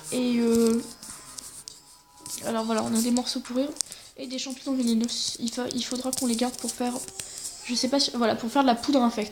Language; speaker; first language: French; native; French